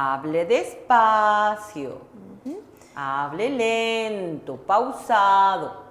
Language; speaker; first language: Spanish; non-native, fluent; Korean